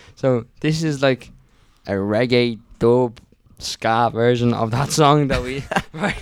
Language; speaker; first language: English; early bilingual, other home language; Italian